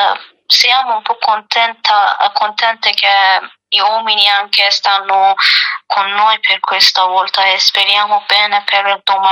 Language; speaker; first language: Italian; non-native, learner; Persian